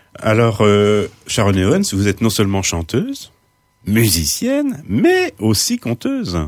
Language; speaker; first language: French; native; French